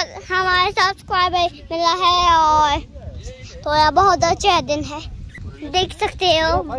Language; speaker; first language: Hindi; non-native, learner; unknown